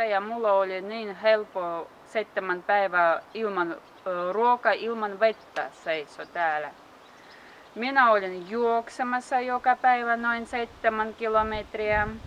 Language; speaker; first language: Finnish; non-native, learner; Russian